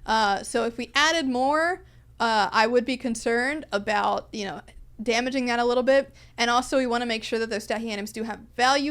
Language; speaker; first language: English; native; English